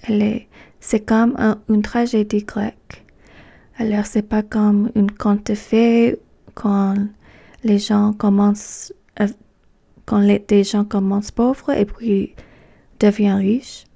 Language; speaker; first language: French; non-native, fluent; English